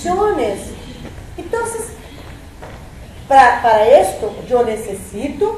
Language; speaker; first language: Spanish; non-native, fluent; Portuguese